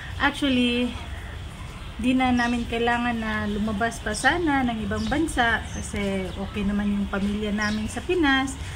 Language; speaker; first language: Filipino; non-native, local second language; Cebuano